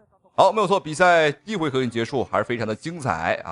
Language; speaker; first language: Chinese; native; Chinese